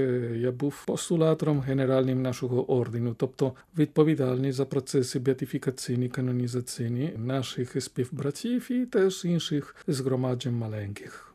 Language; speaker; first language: Ukrainian; non-native, fluent; Spanish